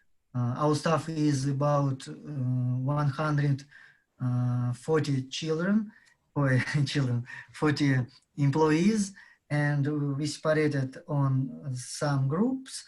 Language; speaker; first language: English; non-native, learner; Russian